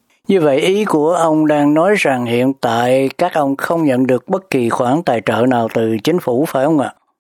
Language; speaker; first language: Vietnamese; native; Vietnamese